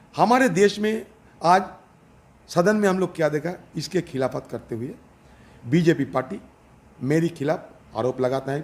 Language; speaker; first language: Hindi; non-native, local second language; Bangla